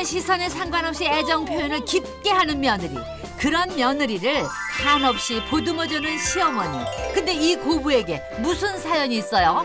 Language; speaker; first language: Korean; native; Korean